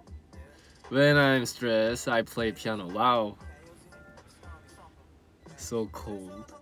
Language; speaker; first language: English; non-native, learner; Korean